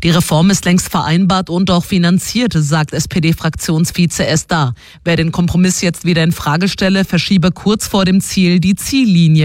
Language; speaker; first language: German; native; German